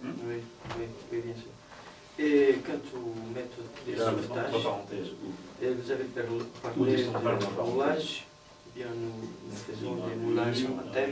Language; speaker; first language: French; non-native, fluent; Portuguese